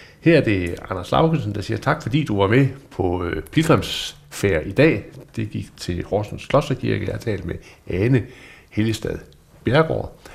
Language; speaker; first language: Danish; native; Danish